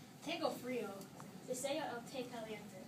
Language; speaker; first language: Spanish; non-native, learner; English